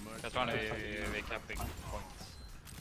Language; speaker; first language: Swedish; native; Swedish